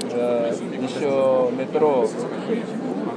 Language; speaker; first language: Russian; non-native, learner; Japanese